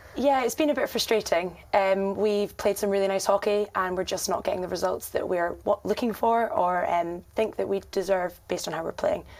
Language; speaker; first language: English; native; English